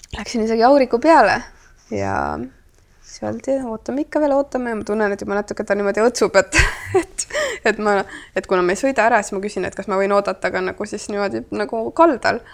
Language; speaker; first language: Estonian; native; Estonian